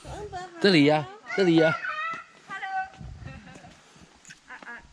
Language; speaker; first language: Chinese; native; Chinese